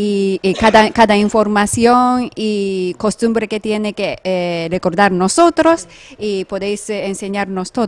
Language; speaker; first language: Spanish; non-native, fluent; Japanese